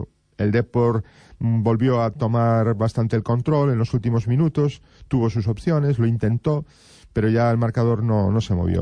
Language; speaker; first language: Spanish; native; Spanish